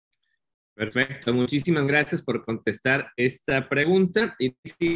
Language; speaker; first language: Spanish; native; Spanish